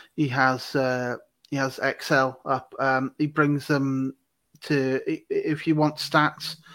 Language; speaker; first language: English; native; English